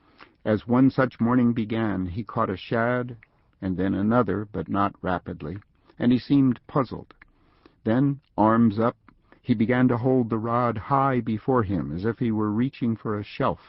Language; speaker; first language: English; native; English